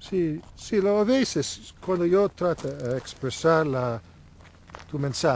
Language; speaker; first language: Spanish; non-native, learner; English